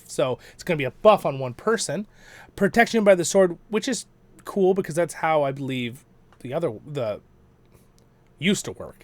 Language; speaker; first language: English; native; English